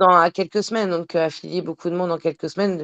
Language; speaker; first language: French; native; French